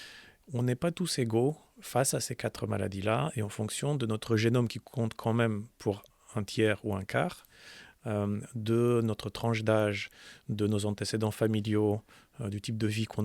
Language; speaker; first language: French; native; French